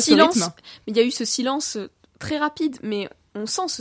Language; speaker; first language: French; native; French